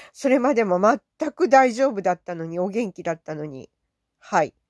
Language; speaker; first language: Japanese; native; Japanese